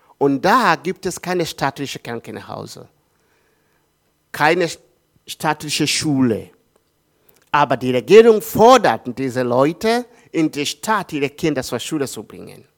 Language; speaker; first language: German; non-native, learner; Swahili